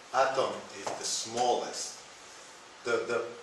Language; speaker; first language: English; non-native, fluent; Japanese